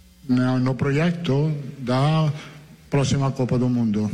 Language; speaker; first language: Spanish; non-native, fluent; Italian